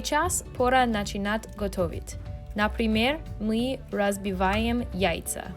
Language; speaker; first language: Russian; non-native, learner; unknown